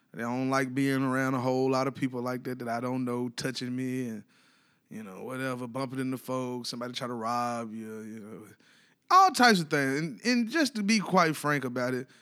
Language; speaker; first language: English; native; English